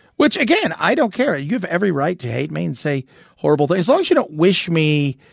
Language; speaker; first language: English; early bilingual, other home language; Spanish